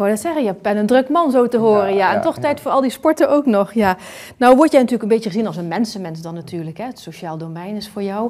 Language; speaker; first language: Dutch; native; Dutch